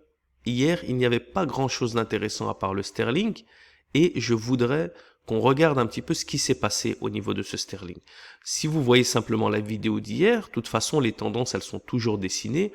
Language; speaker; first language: French; native; French